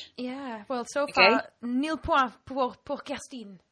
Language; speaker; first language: English; non-native, fluent; German